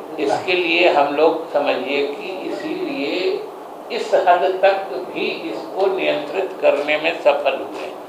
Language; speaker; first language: Hindi; native; Hindi